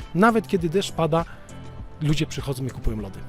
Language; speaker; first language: Polish; early bilingual, other home language; Italian